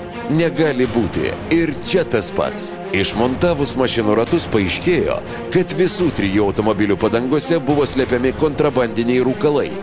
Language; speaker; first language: Lithuanian; native; Lithuanian